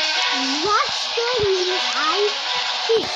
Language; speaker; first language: English; non-native, learner; Bangla